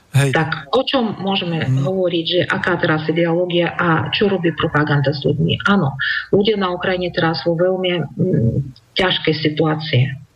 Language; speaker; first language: Slovak; non-native, fluent; Russian